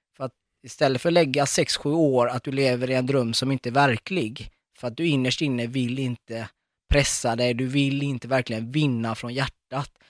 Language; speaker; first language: Swedish; early bilingual, other home language; Arabic